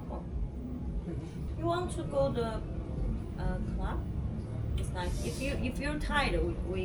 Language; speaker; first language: English; non-native, learner; Chinese